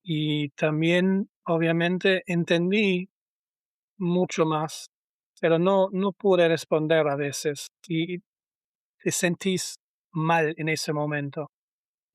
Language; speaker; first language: Spanish; non-native, learner; German